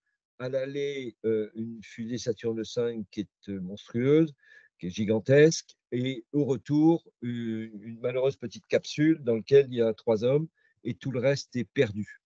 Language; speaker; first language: French; native; French